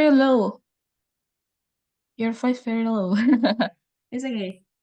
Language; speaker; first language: English; non-native, learner; Indonesian